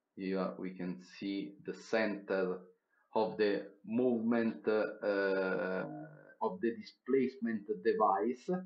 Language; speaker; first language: English; non-native, fluent; Italian